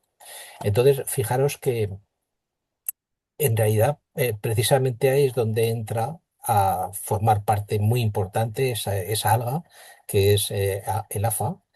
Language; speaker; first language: Spanish; native; Spanish